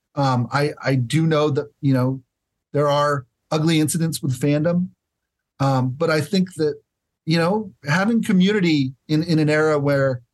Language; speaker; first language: English; native; English